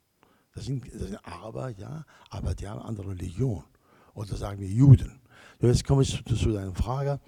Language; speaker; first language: German; non-native, learner; Kurdish